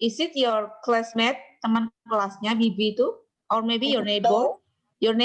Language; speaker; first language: English; non-native, learner; Indonesian